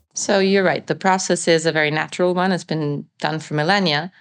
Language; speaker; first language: English; non-native, fluent; Italian